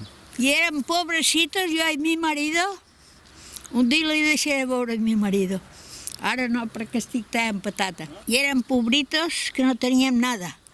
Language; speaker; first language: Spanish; non-native, local second language; Catalan